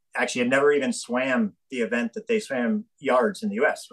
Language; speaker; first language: English; native; English